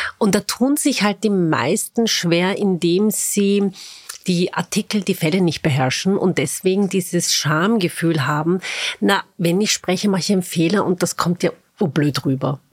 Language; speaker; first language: German; native; German